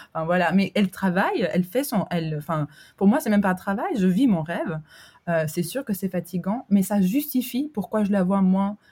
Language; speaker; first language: French; early bilingual, other home language; Albanian